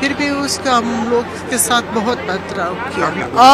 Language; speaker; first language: Hindi; non-native, learner; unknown